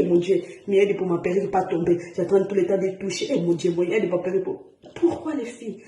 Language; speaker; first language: French; non-native, learner; Portuguese